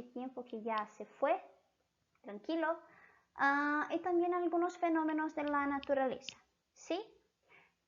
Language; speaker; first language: Spanish; non-native, fluent; Portuguese